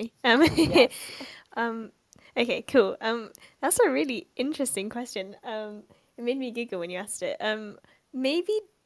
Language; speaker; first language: English; native; English